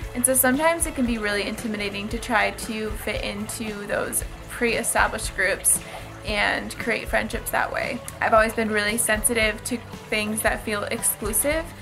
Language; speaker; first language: English; native; English